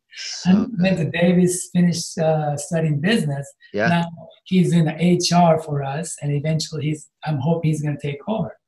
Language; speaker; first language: English; non-native, fluent; Japanese